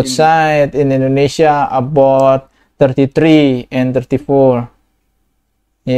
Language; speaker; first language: English; non-native, learner; Indonesian